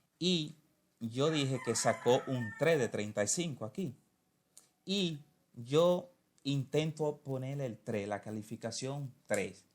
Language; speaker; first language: Spanish; native; Spanish